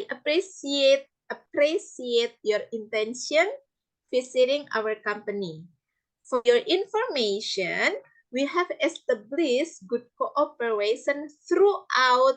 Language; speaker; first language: English; non-native, fluent; Indonesian